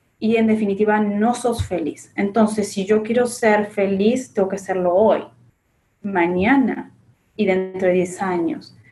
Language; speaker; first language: Spanish; native; Spanish